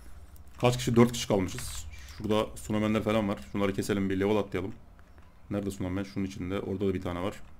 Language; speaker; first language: Turkish; native; Turkish